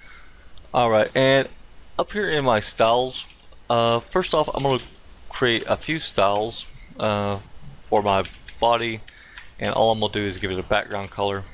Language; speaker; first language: English; native; English